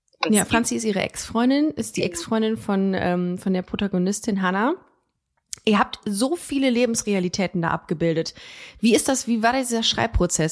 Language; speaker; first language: German; native; German